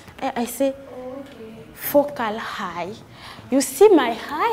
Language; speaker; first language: English; non-native, learner; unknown